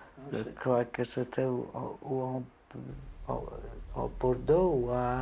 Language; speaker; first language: French; non-native, fluent; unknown